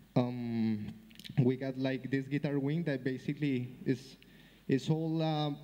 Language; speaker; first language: English; non-native, fluent; Spanish